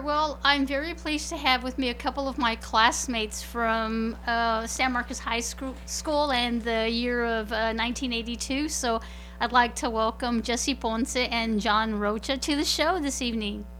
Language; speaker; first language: English; early bilingual, other home language; Spanish